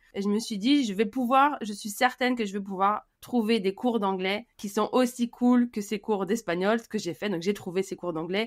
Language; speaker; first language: French; native; French